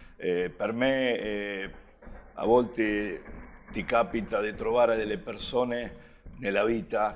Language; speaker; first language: Italian; non-native, fluent; Spanish